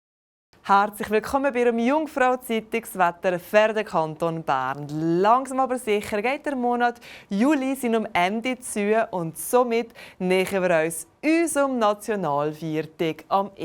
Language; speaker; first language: German; native; German